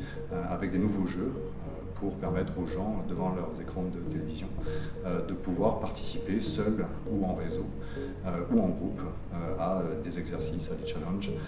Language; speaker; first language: French; native; French